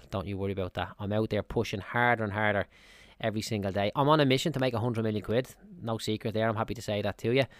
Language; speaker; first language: English; native; English